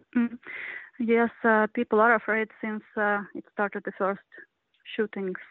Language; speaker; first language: English; non-native, learner; Ukrainian